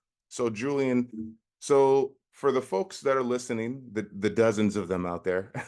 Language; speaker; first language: English; native; English